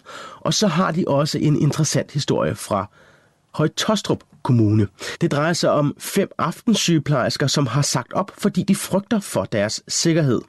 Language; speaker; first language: Danish; native; Danish